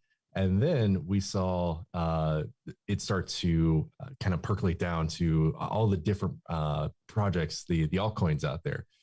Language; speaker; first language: English; native; English